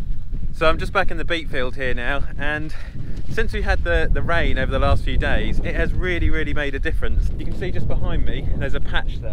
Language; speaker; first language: English; native; English